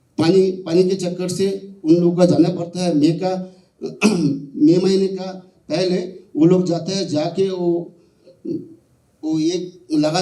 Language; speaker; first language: Hindi; non-native, local second language; Bangla